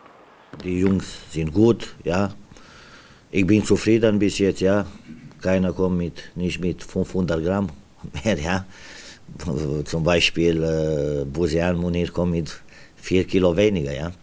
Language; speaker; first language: German; non-native, fluent; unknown